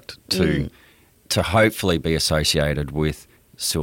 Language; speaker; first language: English; native; English